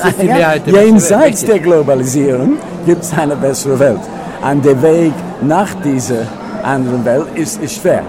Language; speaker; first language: German; non-native, fluent; English